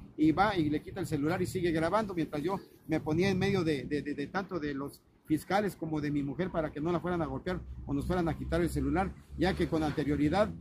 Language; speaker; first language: Spanish; native; Spanish